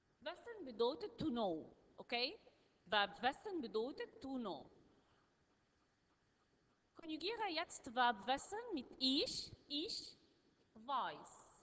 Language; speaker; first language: German; non-native, learner; Arabic